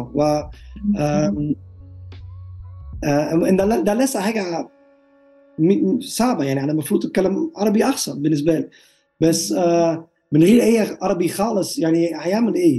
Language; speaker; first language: Arabic; non-native, learner; Dutch